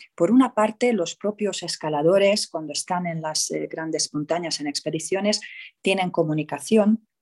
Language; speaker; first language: Spanish; non-native, fluent; Hungarian